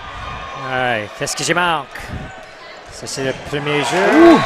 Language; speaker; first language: French; non-native, local second language; English